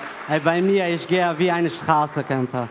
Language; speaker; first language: German; non-native, learner; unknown